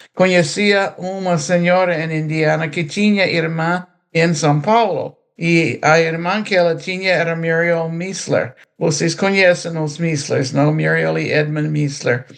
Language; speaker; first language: Portuguese; non-native, fluent; English